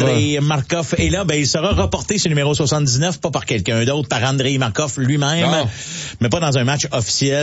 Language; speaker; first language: French; native; French